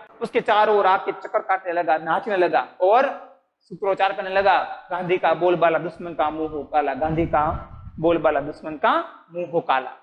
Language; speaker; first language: Hindi; non-native, local second language; Gujarati